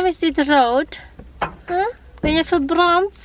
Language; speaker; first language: Dutch; non-native, learner; Filipino